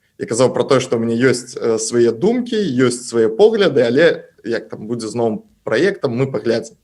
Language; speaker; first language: Belarusian; native; Belarusian